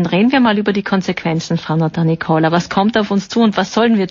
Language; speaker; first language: German; native; German